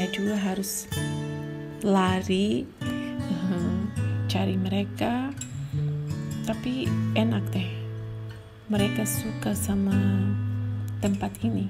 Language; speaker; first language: Indonesian; non-native, local second language; Tetum